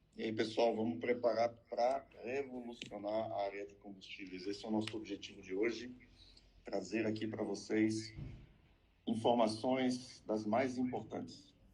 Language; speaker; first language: Portuguese; non-native, fluent; French